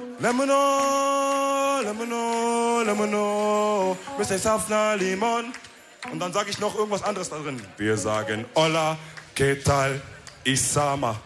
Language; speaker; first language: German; early bilingual, other home language; Wolof